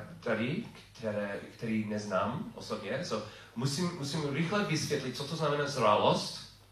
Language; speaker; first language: Czech; non-native, fluent; English